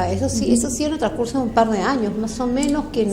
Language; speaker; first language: Spanish; native; Spanish